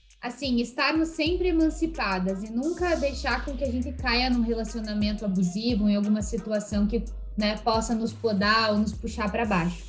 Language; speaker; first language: Portuguese; native; Portuguese